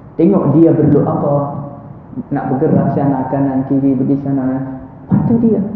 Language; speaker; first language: Malay; non-native, fluent; Arabic